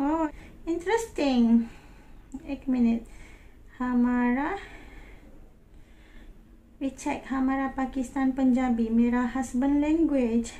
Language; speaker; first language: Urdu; non-native, learner; Malay